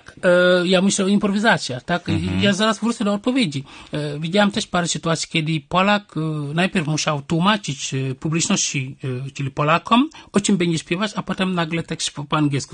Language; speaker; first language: Polish; non-native, fluent; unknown